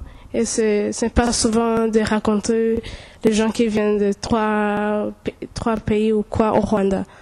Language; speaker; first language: French; non-native, local second language; Kinyarwanda